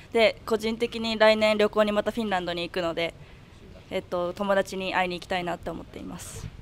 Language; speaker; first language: Japanese; native; Japanese